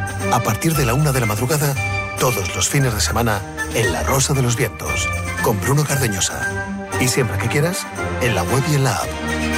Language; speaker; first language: Spanish; native; Spanish